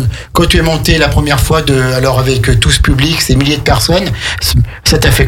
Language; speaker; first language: French; native; French